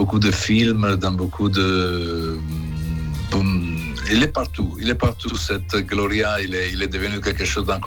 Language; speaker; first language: French; non-native, fluent; Italian